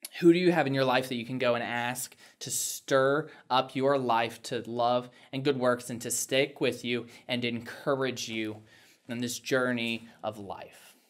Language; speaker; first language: English; native; English